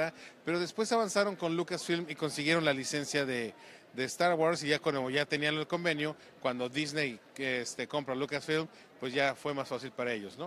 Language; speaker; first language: Spanish; native; Spanish